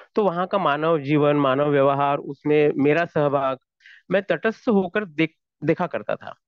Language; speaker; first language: Hindi; non-native, local second language; Marathi